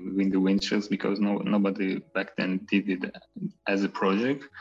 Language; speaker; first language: English; non-native, fluent; Azerbaijani